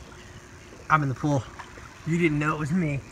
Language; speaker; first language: English; native; English